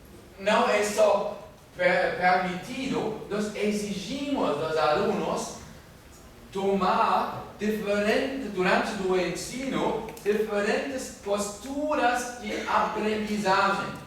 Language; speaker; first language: Portuguese; non-native, fluent; German